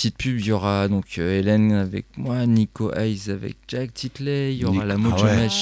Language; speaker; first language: French; native; French